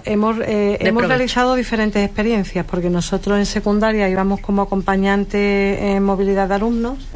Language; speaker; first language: Spanish; native; Spanish